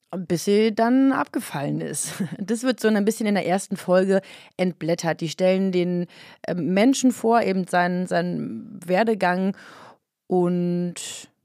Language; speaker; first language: German; native; German